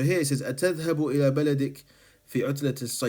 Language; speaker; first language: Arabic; non-native, fluent; English